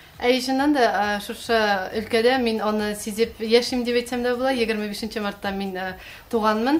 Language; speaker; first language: Tatar; native; Tatar